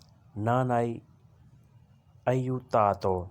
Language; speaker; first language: Italian; non-native, learner; Urdu